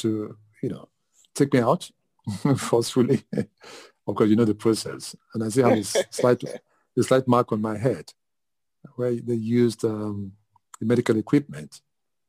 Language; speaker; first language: English; non-native, local second language; Yoruba